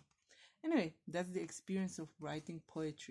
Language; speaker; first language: English; non-native, fluent; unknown